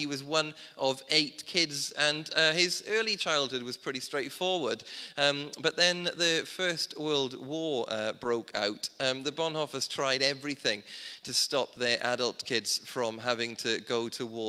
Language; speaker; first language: English; native; English